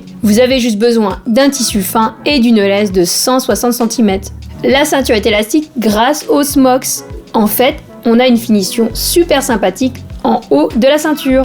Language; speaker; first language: French; native; French